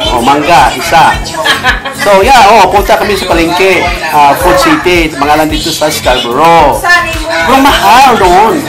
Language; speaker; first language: Filipino; non-native, local second language; Cebuano